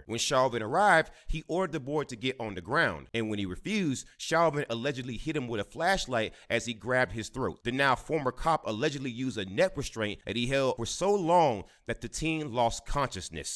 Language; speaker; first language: English; native; English